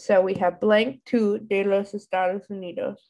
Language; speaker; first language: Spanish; non-native, fluent; English